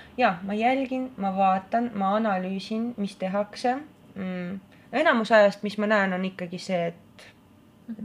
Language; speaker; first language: Estonian; non-native, local second language; Russian